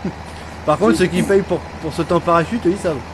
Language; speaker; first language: French; native; French